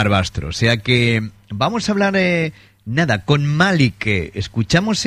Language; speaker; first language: Spanish; native; Spanish